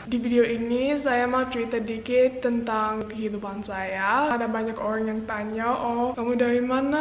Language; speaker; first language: Indonesian; non-native, local second language; English